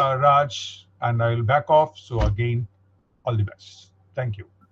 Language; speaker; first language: English; non-native, local second language; Tamil